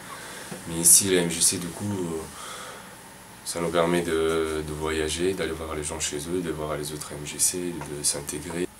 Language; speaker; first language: French; non-native, fluent; Arabic